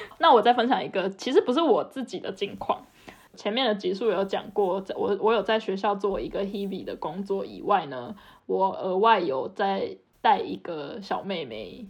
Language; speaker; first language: Chinese; native; Chinese